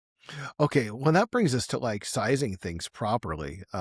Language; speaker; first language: English; native; English